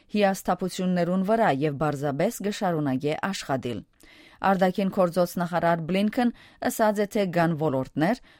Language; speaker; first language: Armenian; early bilingual, heritage; Armenian